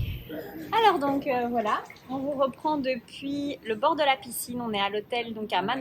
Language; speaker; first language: French; native; French